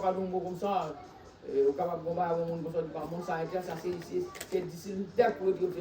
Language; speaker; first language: French; non-native, local second language; Haitian Creole